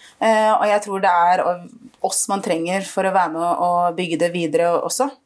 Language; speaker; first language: Norwegian; early bilingual, other home language; Arabic